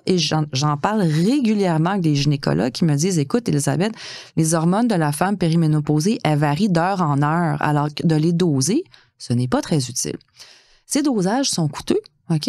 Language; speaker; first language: French; native; French